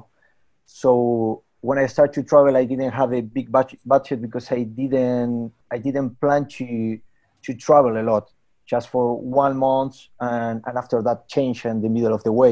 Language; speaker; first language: English; non-native, learner; Spanish